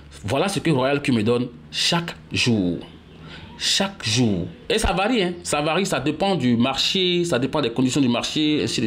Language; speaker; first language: French; native; French